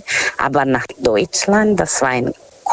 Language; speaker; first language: German; non-native, fluent; Portuguese